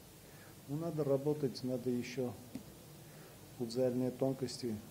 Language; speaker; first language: Russian; non-native, fluent; Armenian